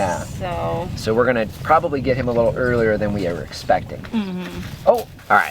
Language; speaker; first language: English; native; English